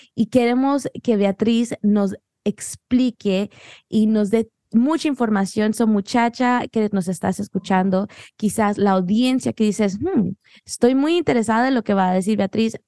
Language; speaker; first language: Spanish; early bilingual, heritage; Spanish